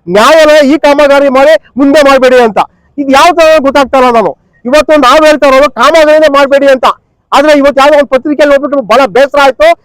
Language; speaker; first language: Kannada; native; Kannada